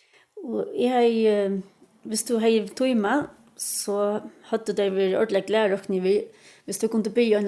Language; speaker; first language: Danish; non-native, local second language; Faroese